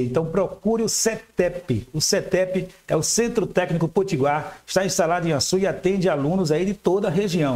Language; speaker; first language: Portuguese; native; Portuguese